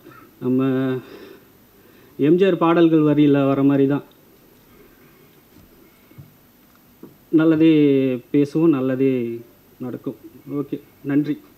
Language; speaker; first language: Tamil; native; Tamil